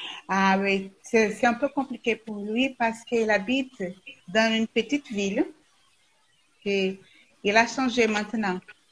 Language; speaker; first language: French; non-native, learner; Portuguese